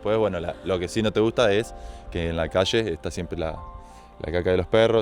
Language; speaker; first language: Spanish; native; Spanish